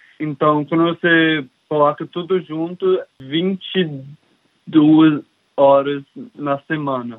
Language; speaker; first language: Portuguese; early bilingual, heritage; English